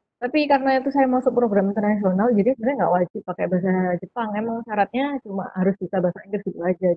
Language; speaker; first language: Indonesian; native; Indonesian